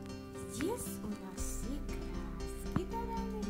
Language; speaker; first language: Russian; non-native, learner; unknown